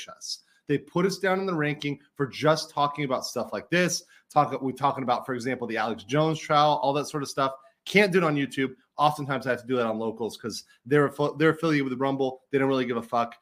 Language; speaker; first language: English; native; English